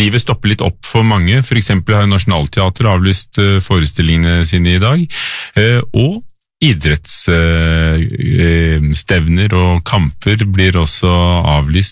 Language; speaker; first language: Norwegian; native; Norwegian